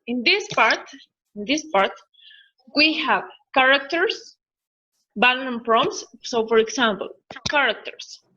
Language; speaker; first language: English; non-native, learner; Spanish